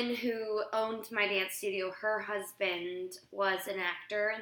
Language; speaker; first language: English; native; English